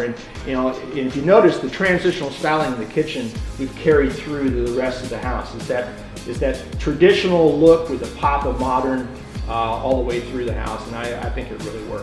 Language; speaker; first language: English; native; English